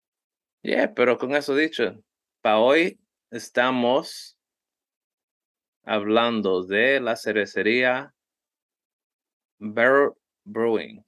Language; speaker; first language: Spanish; early bilingual, heritage; Spanish